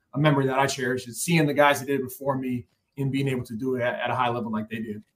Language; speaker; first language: English; native; English